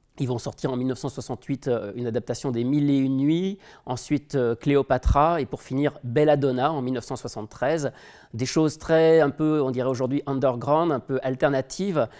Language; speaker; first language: French; native; French